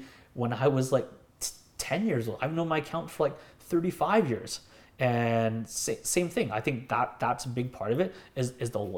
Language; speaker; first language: English; native; English